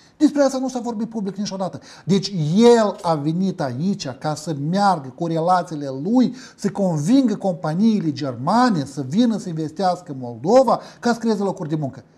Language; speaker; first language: Romanian; native; Romanian